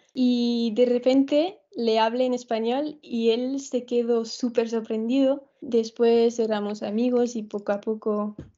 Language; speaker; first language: Spanish; non-native, fluent; French